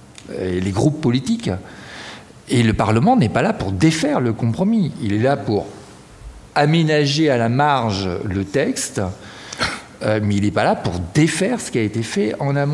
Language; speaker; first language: French; native; French